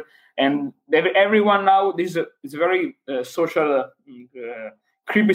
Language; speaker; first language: English; non-native, fluent; Italian